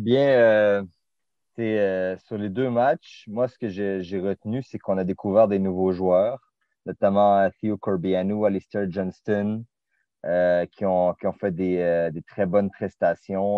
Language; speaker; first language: French; native; French